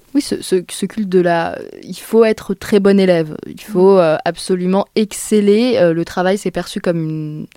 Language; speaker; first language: French; native; French